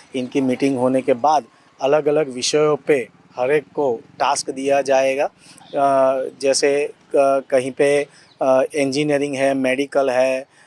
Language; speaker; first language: Hindi; non-native, local second language; Gujarati